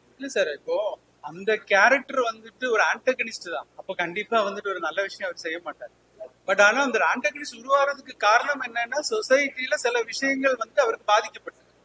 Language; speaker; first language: Tamil; native; Tamil